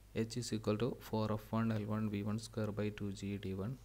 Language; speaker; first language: English; non-native, local second language; Malayalam